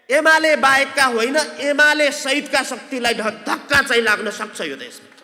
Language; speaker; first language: Nepali; native; Nepali